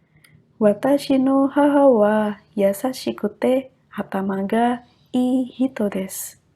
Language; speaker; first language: Japanese; non-native, fluent; Indonesian